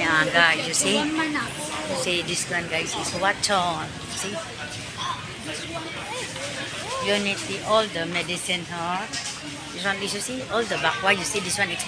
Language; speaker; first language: English; non-native, local second language; Filipino